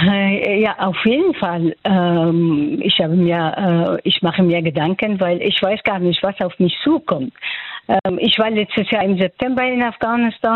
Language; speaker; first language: German; non-native, fluent; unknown